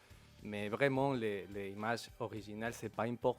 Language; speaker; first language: French; non-native, local second language; Spanish